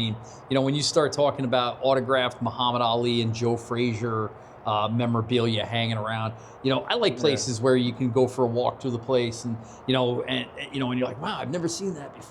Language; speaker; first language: English; native; English